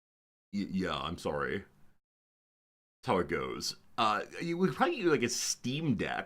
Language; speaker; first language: English; native; English